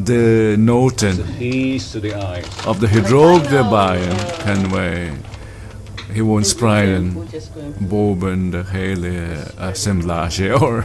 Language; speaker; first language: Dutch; non-native, learner; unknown